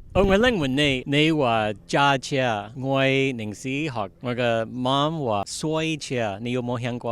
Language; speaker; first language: Cantonese; early bilingual, heritage; Cantonese